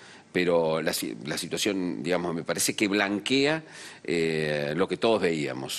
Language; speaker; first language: Spanish; native; Spanish